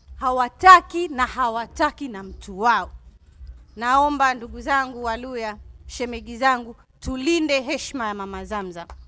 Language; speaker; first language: Swahili; native; Swahili